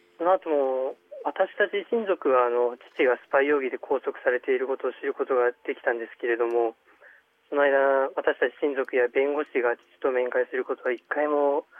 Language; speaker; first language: Japanese; early bilingual, other home language; Chinese